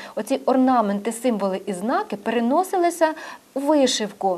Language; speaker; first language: Ukrainian; native; Ukrainian